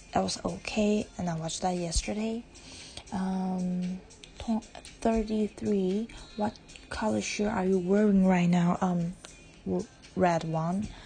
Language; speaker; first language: English; non-native, learner; Chinese